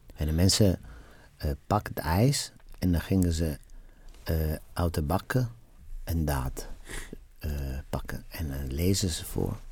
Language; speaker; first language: Dutch; non-native, fluent; Italian